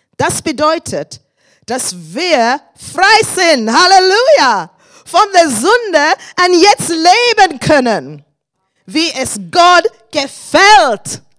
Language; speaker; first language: German; non-native, fluent; English